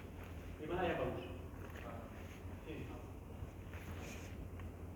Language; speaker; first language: Indonesian; non-native, learner; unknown